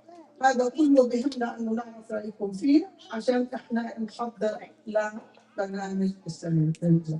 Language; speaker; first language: Arabic; native; Arabic